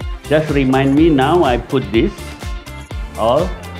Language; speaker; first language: English; non-native, fluent; Indonesian